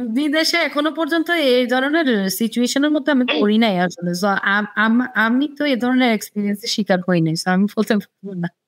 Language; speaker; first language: Bangla; native; Bangla